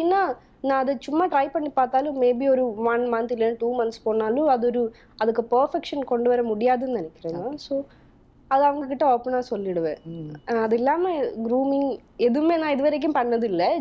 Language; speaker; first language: Tamil; non-native, local second language; Malayalam